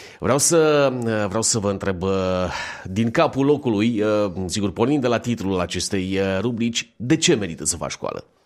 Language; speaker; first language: Romanian; native; Romanian